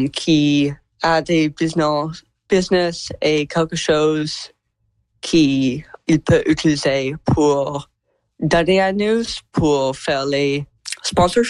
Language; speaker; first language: French; non-native, learner; English